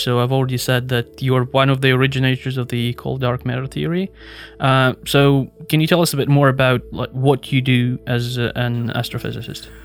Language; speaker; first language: English; non-native, fluent; Russian